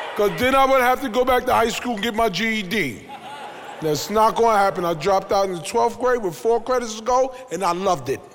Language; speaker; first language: English; native; English